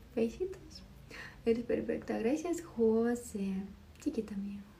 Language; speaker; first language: Spanish; non-native, fluent; Ukrainian